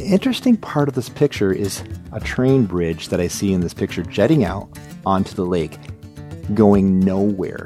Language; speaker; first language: English; native; English